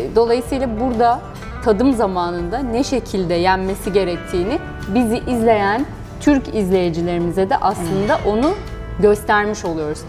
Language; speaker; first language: Turkish; native; Turkish